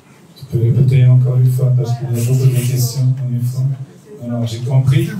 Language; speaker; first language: French; non-native, local second language; Dutch